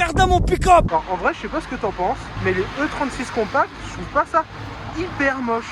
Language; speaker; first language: French; native; French